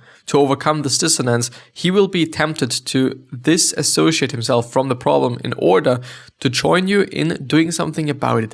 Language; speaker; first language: English; non-native, fluent; German